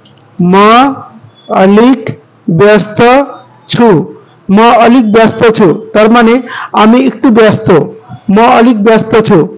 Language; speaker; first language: Nepali; non-native, fluent; Bangla